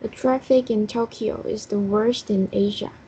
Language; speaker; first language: English; non-native, learner; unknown